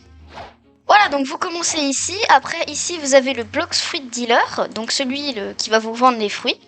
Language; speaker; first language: French; native; French